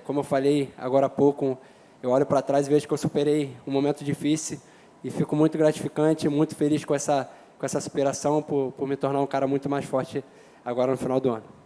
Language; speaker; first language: Portuguese; native; Portuguese